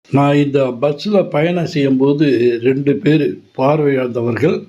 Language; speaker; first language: Tamil; native; Tamil